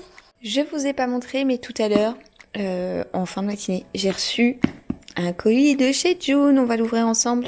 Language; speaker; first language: French; native; French